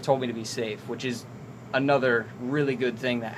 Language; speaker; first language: English; native; English